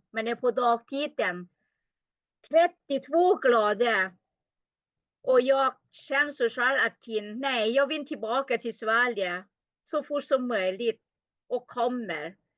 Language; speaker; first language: Swedish; non-native, learner; Thai